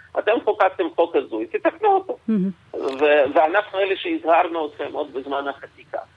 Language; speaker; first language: Hebrew; non-native, fluent; Russian